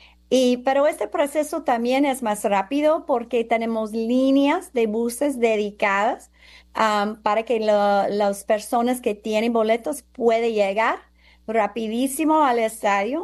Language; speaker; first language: Spanish; non-native, fluent; English